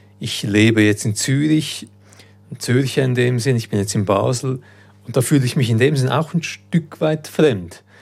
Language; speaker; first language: German; early bilingual, other home language; Croatian